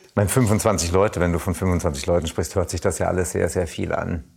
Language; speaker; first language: German; native; German